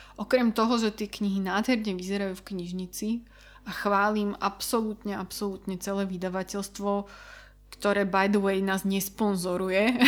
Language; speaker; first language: Slovak; native; Slovak